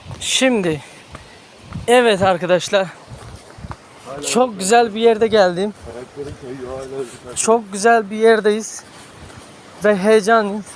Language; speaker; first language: Turkish; non-native, learner; Hindi